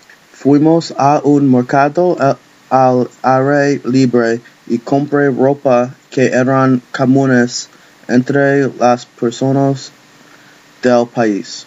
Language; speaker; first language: Spanish; non-native, learner; English